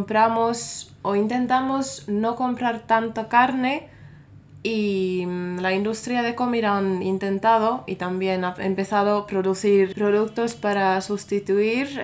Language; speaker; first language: Spanish; non-native, fluent; Finnish